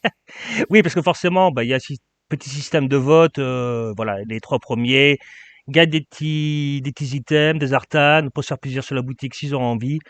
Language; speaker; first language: French; native; French